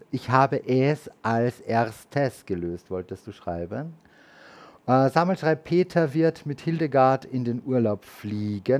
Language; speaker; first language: German; native; German